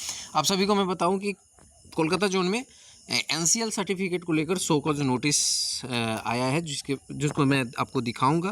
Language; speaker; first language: Hindi; native; Hindi